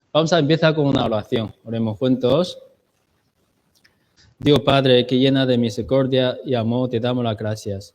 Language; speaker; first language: Spanish; non-native, learner; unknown